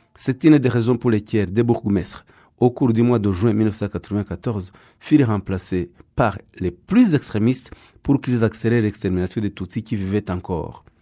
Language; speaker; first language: French; non-native, local second language; Kinyarwanda